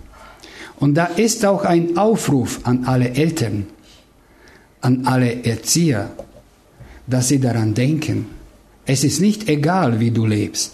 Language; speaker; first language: German; non-native, fluent; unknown